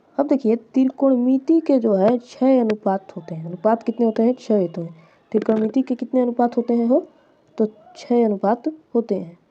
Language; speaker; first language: Hindi; native; Hindi